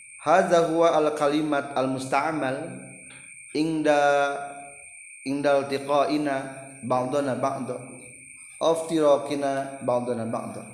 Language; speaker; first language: Arabic; non-native, fluent; Indonesian